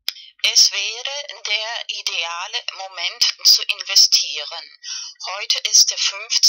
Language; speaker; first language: German; non-native, fluent; Spanish